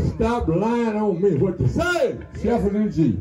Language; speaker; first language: English; native; English